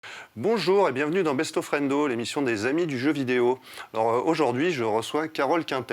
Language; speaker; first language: French; native; French